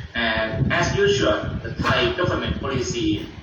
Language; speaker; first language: English; non-native, learner; Thai